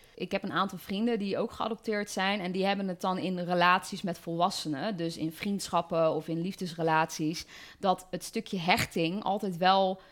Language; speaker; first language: Dutch; native; Dutch